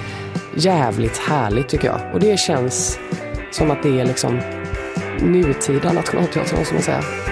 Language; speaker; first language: Swedish; native; Swedish